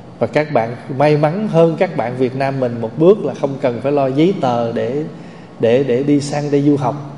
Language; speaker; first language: Vietnamese; native; Vietnamese